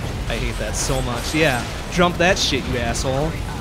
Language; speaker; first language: English; native; English